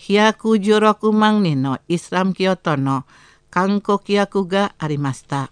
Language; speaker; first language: Japanese; non-native, learner; Indonesian